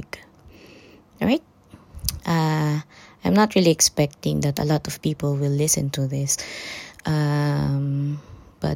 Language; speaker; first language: English; non-native, local second language; Cebuano